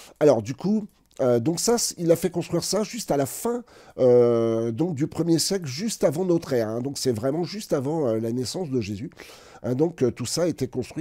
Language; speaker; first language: French; native; French